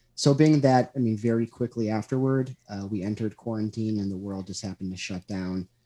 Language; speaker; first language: English; native; English